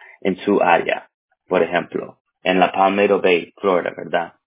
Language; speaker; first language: Spanish; early bilingual, heritage; Spanish